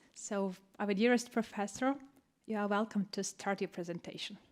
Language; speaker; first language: English; non-native, fluent; Ukrainian